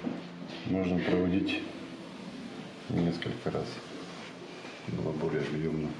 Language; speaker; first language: Russian; native; Russian